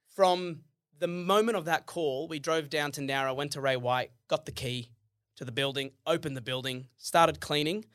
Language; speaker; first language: English; early bilingual, other home language; Arabic